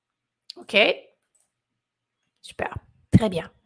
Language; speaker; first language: French; non-native, fluent; Portuguese